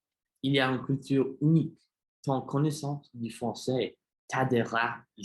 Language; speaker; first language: French; non-native, learner; English